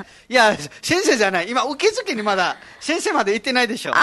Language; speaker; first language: Japanese; non-native, fluent; Nepali